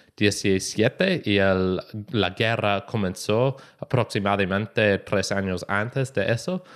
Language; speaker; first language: Spanish; non-native, learner; English